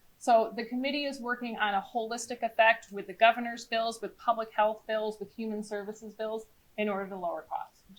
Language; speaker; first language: English; native; English